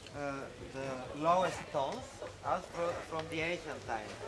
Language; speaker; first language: English; non-native, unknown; Bulgarian